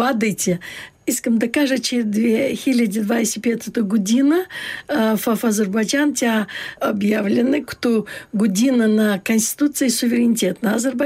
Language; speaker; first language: Bulgarian; early bilingual, heritage; Bulgarian